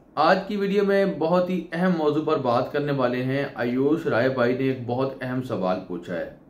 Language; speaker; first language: Urdu; non-native, local second language; Punjabi